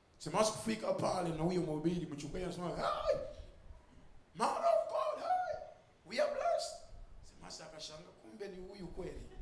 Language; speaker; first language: Swahili; non-native, fluent; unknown